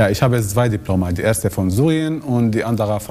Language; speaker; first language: German; non-native, learner; Arabic